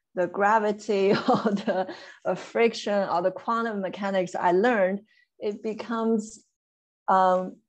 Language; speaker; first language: English; non-native, fluent; Chinese